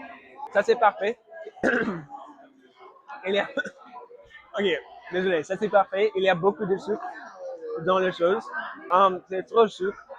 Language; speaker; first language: French; non-native, learner; English